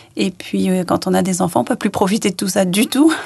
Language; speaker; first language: French; native; French